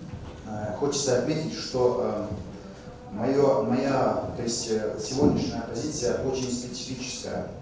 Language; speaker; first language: Russian; non-native, fluent; French